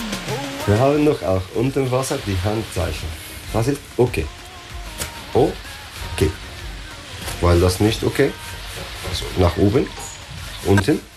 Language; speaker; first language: German; non-native, learner; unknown